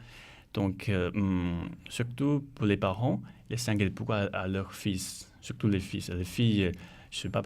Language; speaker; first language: French; non-native, learner; Chinese